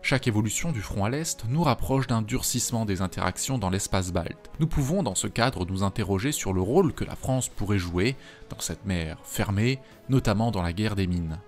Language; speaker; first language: French; native; French